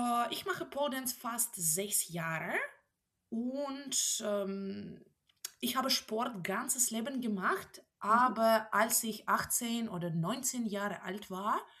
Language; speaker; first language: German; non-native, fluent; Russian